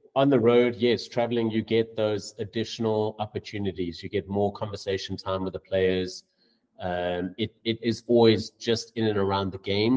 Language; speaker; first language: English; native; English